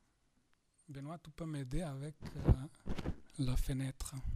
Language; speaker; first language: French; non-native, fluent; Slovenian